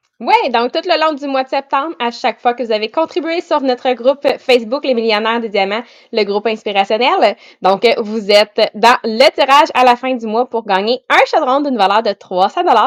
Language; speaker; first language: French; native; French